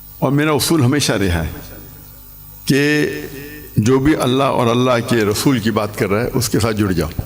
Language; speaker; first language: Urdu; non-native, local second language; English